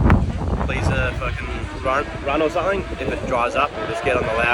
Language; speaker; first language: English; native; English